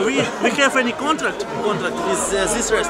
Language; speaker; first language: English; non-native, learner; Russian